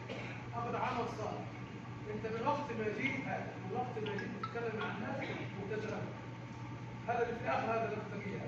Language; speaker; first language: Arabic; non-native, learner; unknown